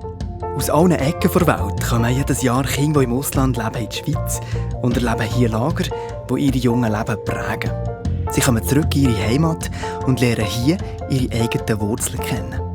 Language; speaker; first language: German; native; German